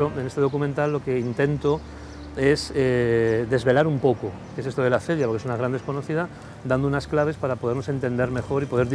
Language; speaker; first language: Spanish; native; Spanish